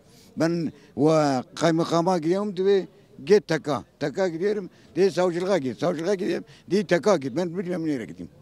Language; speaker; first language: Turkish; non-native, local second language; Kurdish